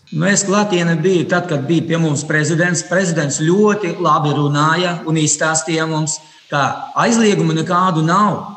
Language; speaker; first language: Latvian; non-native, local second language; Russian